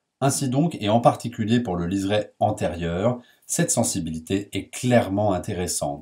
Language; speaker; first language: French; native; French